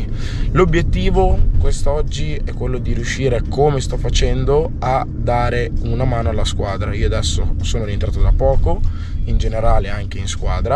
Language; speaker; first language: Italian; early bilingual, other home language; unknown